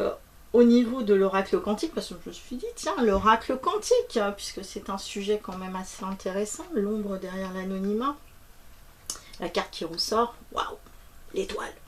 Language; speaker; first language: French; native; French